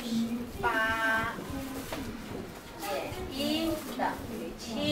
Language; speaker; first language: Chinese; native; Chinese